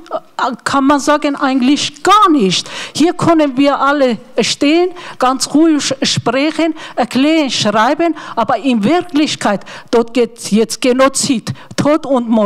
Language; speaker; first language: German; non-native, learner; Armenian